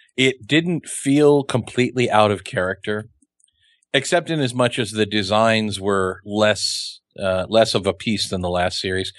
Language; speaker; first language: English; native; English